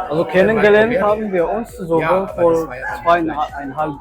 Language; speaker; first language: German; non-native, fluent; Amharic